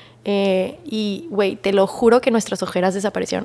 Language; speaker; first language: Spanish; native; Spanish